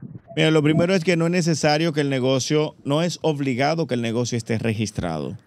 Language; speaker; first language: Spanish; native; Spanish